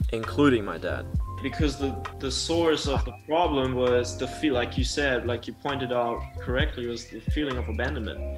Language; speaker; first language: English; early bilingual, heritage; German